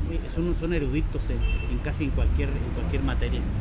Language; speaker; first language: Spanish; native; Spanish